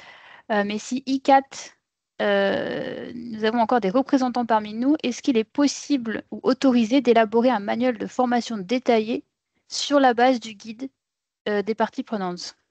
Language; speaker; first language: French; native; French